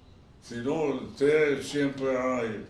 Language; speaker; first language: Spanish; non-native, fluent; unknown